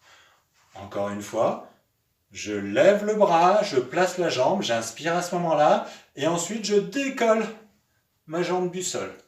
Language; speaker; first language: French; native; French